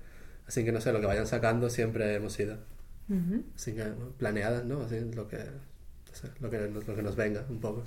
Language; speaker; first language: Spanish; native; Spanish